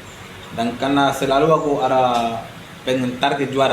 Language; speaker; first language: Indonesian; non-native, fluent; Spanish